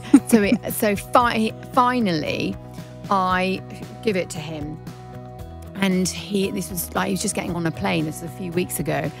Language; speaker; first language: English; native; English